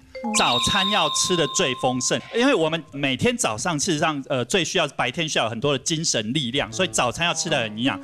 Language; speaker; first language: Chinese; native; Chinese